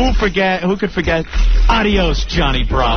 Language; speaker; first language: English; native; English